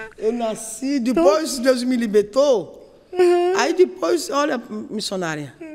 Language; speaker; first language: Portuguese; non-native, learner; Yoruba